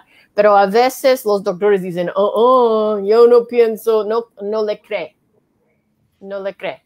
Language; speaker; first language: Spanish; non-native, learner; English